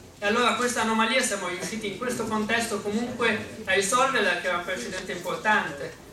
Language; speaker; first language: Italian; early bilingual, other home language; Arabic